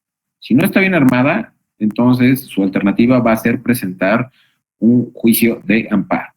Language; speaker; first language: Spanish; native; Spanish